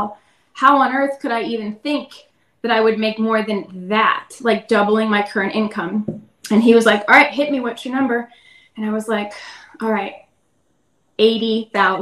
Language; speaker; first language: English; native; English